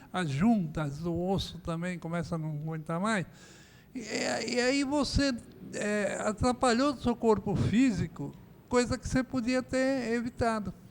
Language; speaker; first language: Portuguese; native; Portuguese